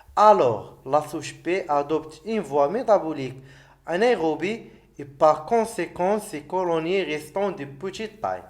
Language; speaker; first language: French; non-native, local second language; Arabic